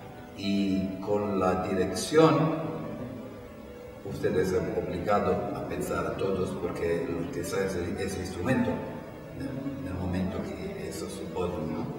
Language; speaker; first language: Spanish; non-native, fluent; Italian